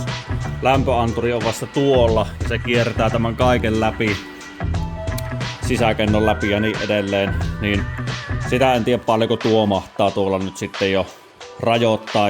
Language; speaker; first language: Finnish; native; Finnish